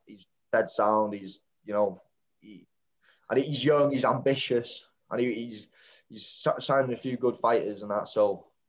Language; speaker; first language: English; native; English